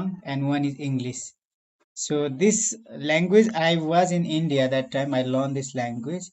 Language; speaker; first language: English; non-native, learner; Nepali